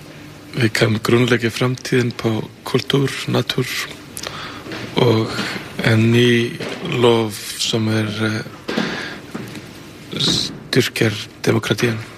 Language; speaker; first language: Danish; non-native, fluent; Icelandic